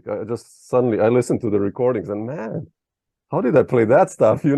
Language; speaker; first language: English; non-native, fluent; Slovenian